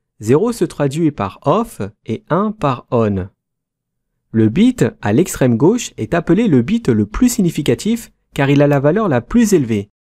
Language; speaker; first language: French; native; French